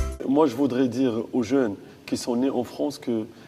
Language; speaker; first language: French; non-native, local second language; Arabic